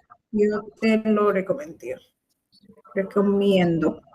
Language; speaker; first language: Spanish; non-native, learner; Bangla